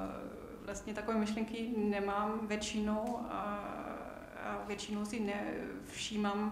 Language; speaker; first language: Czech; non-native, fluent; German